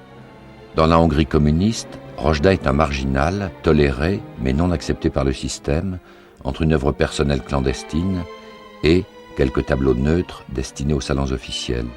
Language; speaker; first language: French; native; French